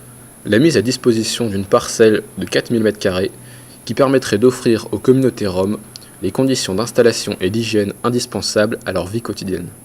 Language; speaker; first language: French; native; French